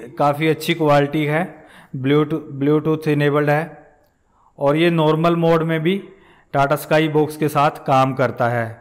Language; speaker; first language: Hindi; non-native, local second language; Punjabi